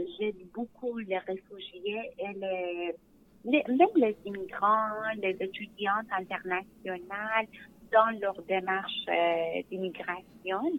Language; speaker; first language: French; non-native, learner; Persian